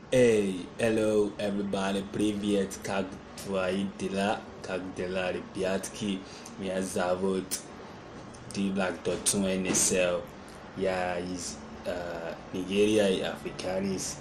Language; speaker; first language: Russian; non-native, learner; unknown